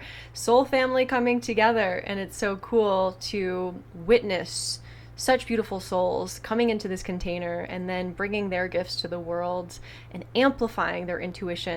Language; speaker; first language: English; native; English